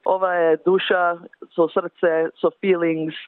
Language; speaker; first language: Macedonian; early bilingual, heritage; English